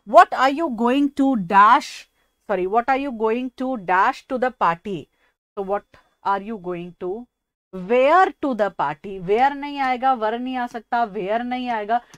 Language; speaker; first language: Hindi; native; Hindi